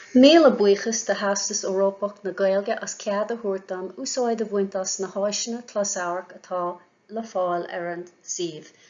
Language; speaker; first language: Irish; non-native, local second language; English